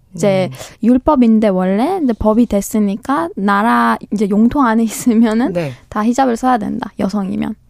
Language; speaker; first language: Korean; non-native, fluent; Persian